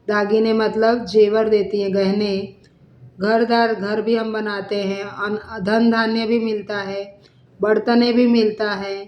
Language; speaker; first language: Hindi; non-native, local second language; Marathi